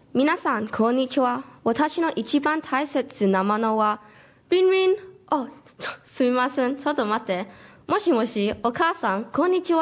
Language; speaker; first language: Japanese; non-native, learner; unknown